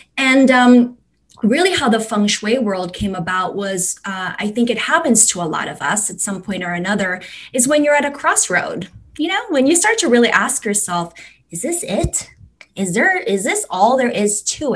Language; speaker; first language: English; non-native, local second language; Cantonese